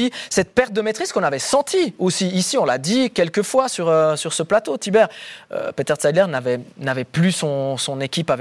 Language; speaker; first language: French; native; French